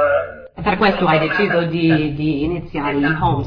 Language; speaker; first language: Italian; non-native, fluent; English